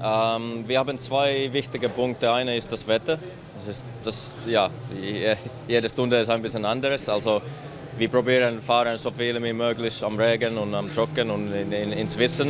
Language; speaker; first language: German; non-native, fluent; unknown